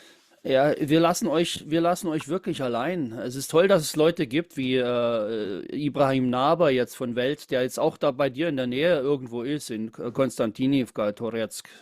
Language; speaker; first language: German; native; German